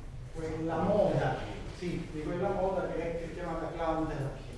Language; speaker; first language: Italian; native; Italian